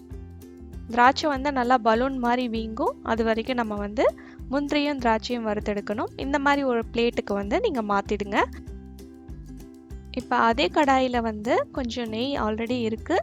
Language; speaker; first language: Tamil; native; Tamil